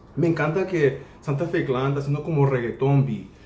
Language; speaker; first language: Spanish; native; Spanish